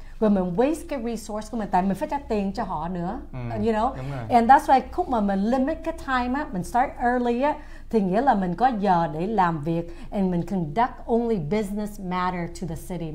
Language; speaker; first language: Vietnamese; early bilingual, heritage; Vietnamese